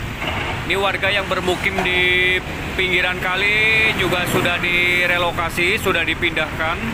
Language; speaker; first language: Indonesian; non-native, local second language; Javanese